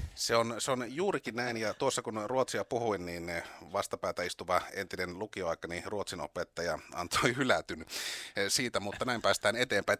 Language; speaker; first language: Finnish; native; Finnish